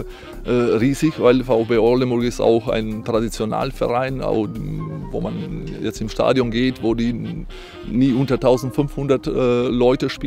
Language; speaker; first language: German; non-native, fluent; Croatian